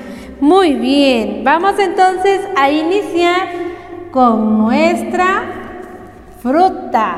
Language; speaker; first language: Spanish; non-native, local second language; Kaqchikel